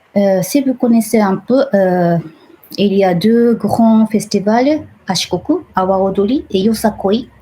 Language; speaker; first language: French; non-native, fluent; Japanese